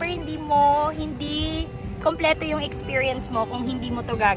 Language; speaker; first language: Filipino; native; Filipino